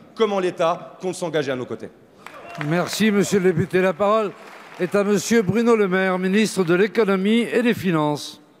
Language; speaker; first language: French; native; French